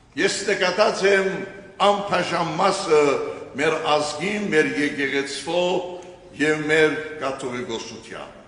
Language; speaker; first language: Armenian; native; Armenian